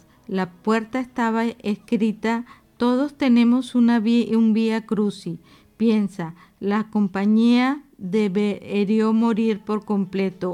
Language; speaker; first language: Spanish; native; Spanish